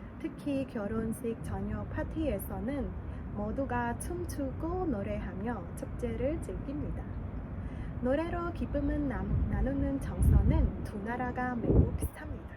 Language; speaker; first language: Korean; non-native, fluent; Khmer